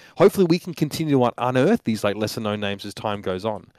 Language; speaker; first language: English; native; English